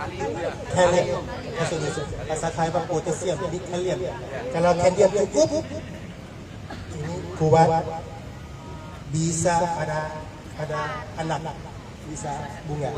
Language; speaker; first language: Indonesian; non-native, learner; Thai